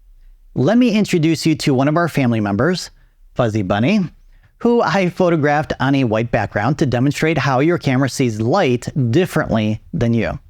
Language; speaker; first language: English; native; English